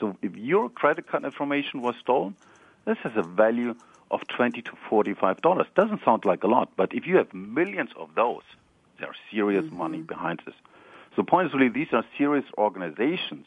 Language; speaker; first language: English; non-native, fluent; German